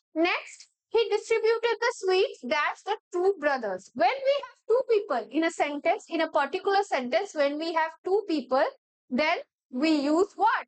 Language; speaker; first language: English; non-native, local second language; Bangla